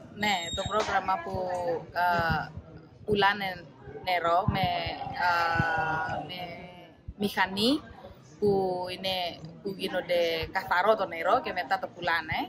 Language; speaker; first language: Greek; non-native, fluent; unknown